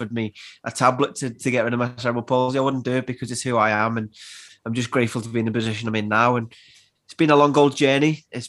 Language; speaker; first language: English; native; English